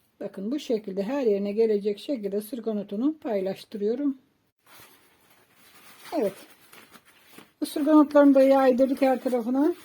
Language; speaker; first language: Turkish; native; Turkish